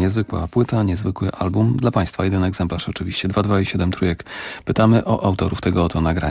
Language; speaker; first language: Polish; native; Polish